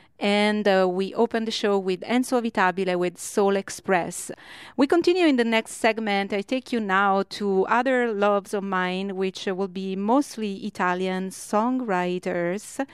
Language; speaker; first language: English; non-native, fluent; Italian